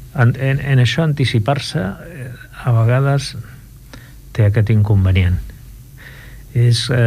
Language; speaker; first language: Catalan; non-native, local second language; Spanish